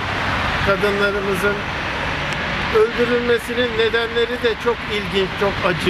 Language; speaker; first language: Turkish; native; Turkish